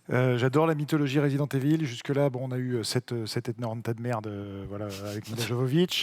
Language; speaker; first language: French; native; French